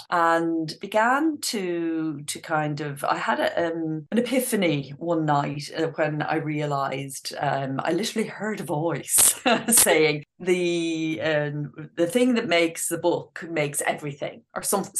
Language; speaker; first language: English; native; English